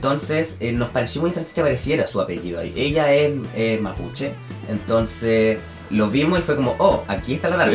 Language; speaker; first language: Spanish; native; Spanish